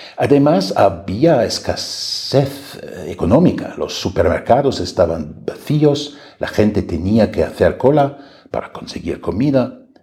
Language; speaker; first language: Spanish; non-native, fluent; German